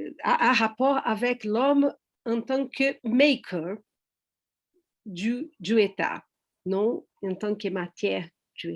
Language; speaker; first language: French; non-native, fluent; Portuguese